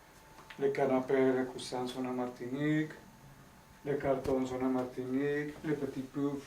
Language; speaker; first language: French; non-native, learner; Spanish